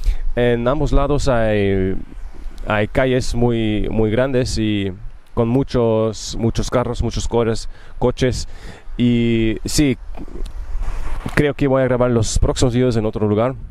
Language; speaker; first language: Spanish; non-native, learner; German